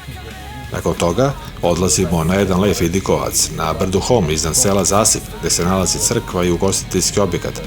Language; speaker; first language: Serbian; native; Serbian